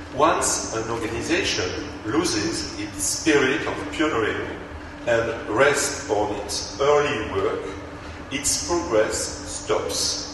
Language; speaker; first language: English; non-native, fluent; French